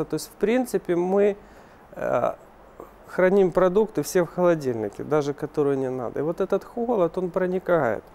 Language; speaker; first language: Russian; native; Russian